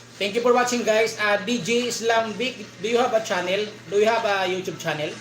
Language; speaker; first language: English; non-native, local second language; Filipino